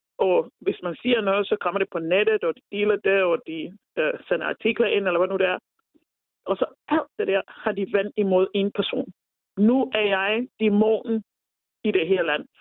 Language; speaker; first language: Danish; non-native, fluent; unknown